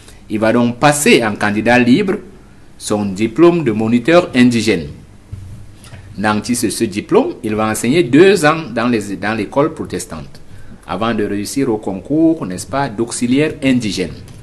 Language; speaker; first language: French; native; French